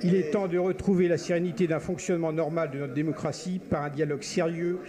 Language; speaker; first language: French; native; French